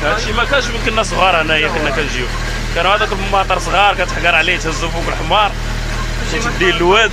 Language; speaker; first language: Arabic; native; Arabic